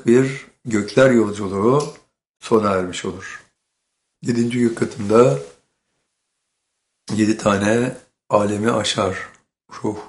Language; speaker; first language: Turkish; native; Turkish